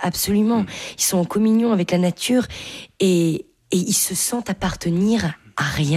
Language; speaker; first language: French; native; French